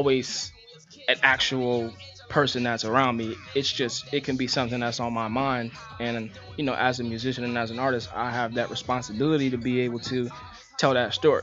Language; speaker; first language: English; native; English